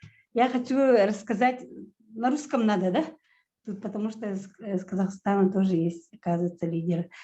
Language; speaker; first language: Russian; non-native, local second language; Yakut